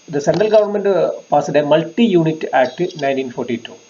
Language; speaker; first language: English; non-native, local second language; Malayalam